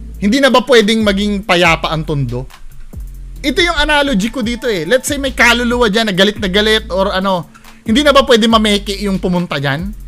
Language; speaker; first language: Filipino; native; Filipino